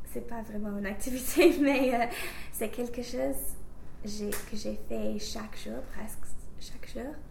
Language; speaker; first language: French; non-native, fluent; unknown